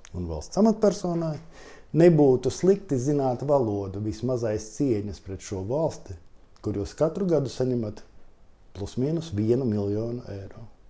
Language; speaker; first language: Latvian; non-native, local second language; Russian